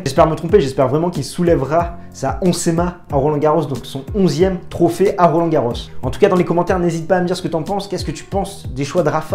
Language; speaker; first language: French; native; French